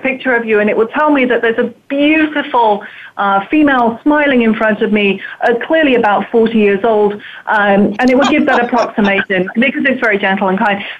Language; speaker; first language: English; native; English